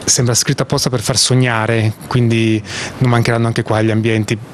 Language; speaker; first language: Italian; native; Italian